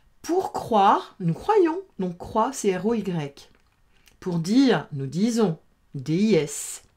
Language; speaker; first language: French; native; French